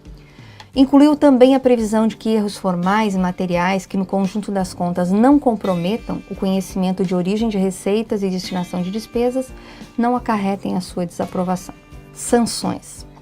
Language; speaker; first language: Portuguese; native; Portuguese